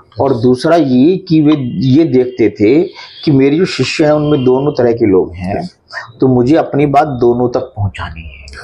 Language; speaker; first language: Hindi; native; Hindi